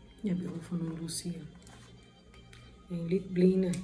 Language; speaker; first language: Danish; non-native, learner; Portuguese